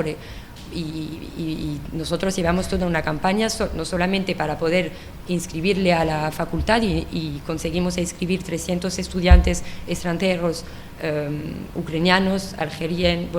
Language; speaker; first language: Spanish; non-native, fluent; French